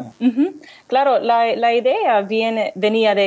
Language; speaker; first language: Spanish; non-native, learner; English